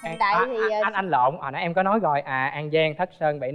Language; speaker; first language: Vietnamese; native; Vietnamese